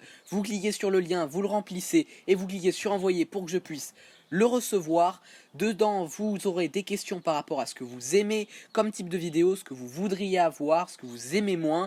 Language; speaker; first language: French; native; French